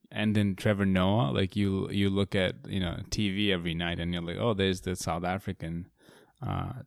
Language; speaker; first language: English; non-native, local second language; Bangla